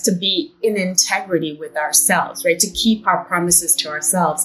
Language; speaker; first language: English; native; English